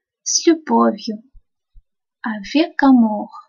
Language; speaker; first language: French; non-native, fluent; Russian